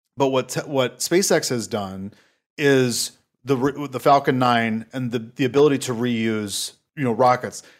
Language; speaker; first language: English; native; English